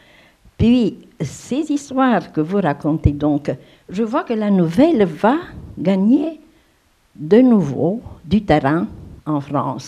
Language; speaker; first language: French; non-native, fluent; Romanian